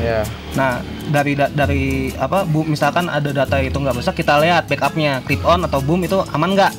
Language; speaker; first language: Indonesian; native; Indonesian